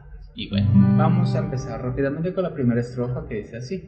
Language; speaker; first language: Spanish; native; Spanish